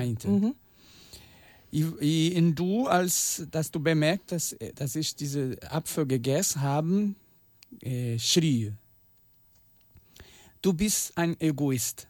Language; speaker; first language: German; non-native, learner; Portuguese